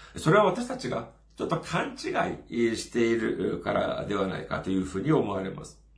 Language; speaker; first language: Japanese; non-native, fluent; Korean